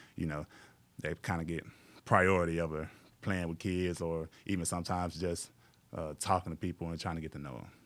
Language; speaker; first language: English; native; English